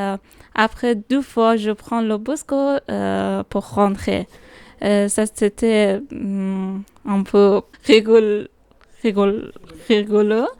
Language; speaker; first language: French; non-native, learner; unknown